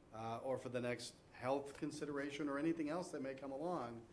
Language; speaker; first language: English; native; English